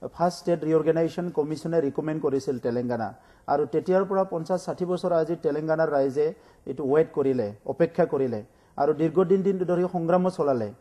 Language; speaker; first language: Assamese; non-native, local second language; Bodo